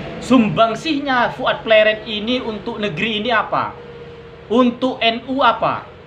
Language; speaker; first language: Indonesian; non-native, local second language; Madurese